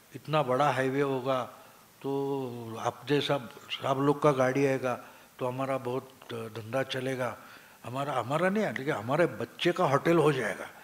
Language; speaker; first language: Hindi; non-native, local second language; Marathi